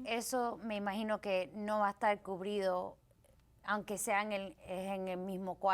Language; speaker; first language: Spanish; early bilingual, heritage; Spanish